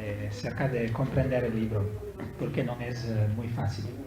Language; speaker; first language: Spanish; non-native, fluent; Italian